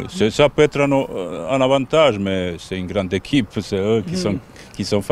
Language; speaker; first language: French; non-native, fluent; Bosnian